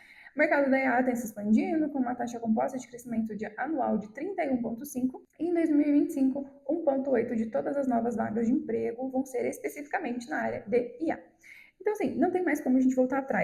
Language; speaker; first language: Portuguese; native; Portuguese